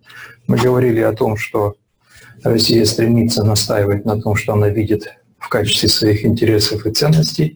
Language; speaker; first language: Russian; native; Russian